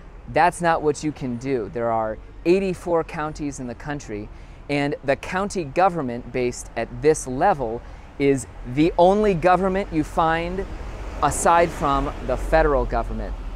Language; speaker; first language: English; native; English